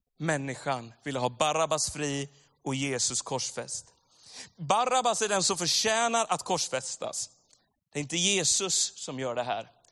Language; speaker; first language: Swedish; native; Swedish